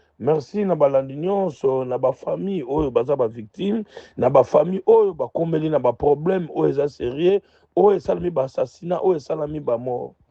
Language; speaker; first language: Lingala; non-native, local second language; Kongo